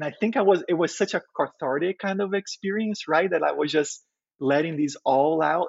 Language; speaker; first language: English; non-native, fluent; Portuguese